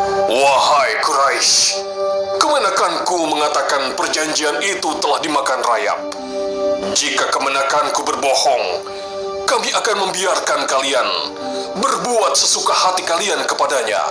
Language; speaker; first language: Indonesian; native; Indonesian